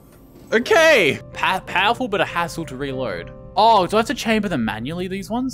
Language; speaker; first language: English; native; English